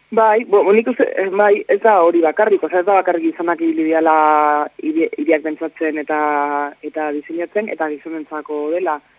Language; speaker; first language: Basque; native; Basque